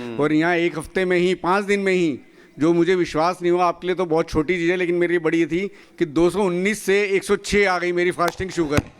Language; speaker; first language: Hindi; native; Hindi